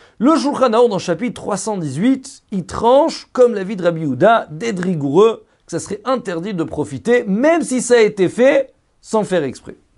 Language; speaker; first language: French; native; French